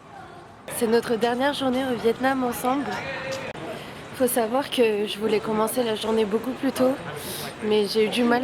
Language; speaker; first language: French; native; French